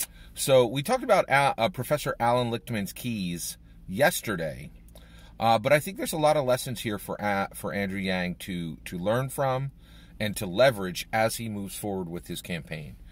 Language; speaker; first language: English; native; English